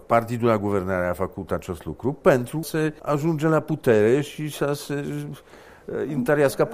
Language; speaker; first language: Romanian; non-native, fluent; Polish